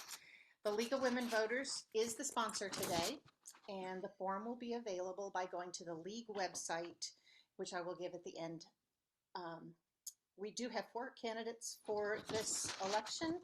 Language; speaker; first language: English; native; English